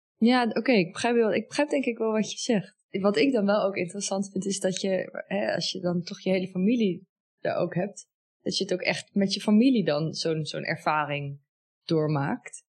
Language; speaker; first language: Dutch; native; Dutch